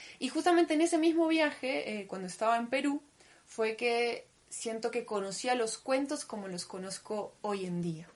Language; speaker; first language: Spanish; early bilingual, other home language; Russian